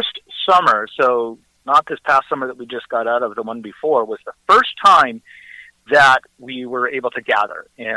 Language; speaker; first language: English; native; English